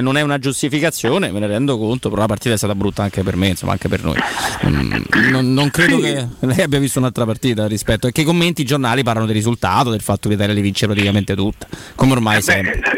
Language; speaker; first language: Italian; native; Italian